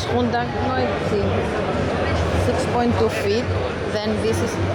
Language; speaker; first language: English; non-native, learner; Serbian